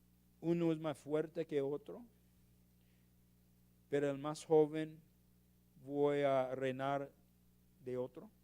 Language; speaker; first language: Spanish; non-native, learner; English